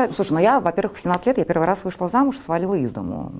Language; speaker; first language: Russian; native; Russian